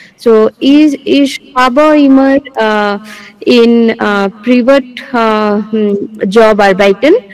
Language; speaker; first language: German; non-native, learner; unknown